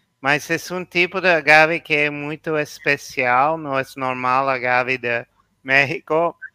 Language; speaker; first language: Portuguese; non-native, learner; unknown